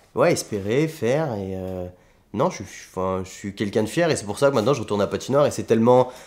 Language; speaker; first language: French; native; French